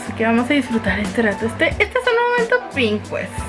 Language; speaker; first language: Spanish; native; Spanish